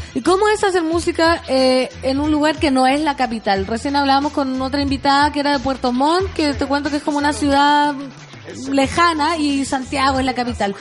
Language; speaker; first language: Spanish; native; Spanish